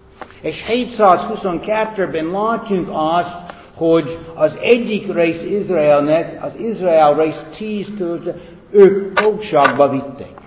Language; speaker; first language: Hungarian; non-native, fluent; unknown